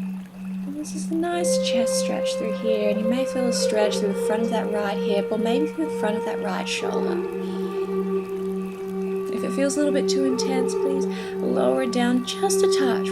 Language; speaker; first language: English; native; English